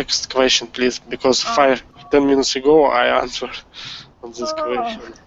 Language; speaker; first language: English; non-native, learner; Russian